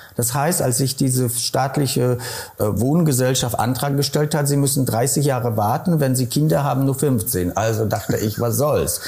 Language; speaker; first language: German; non-native, fluent; Polish